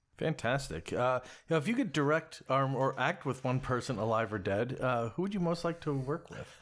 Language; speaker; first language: English; native; English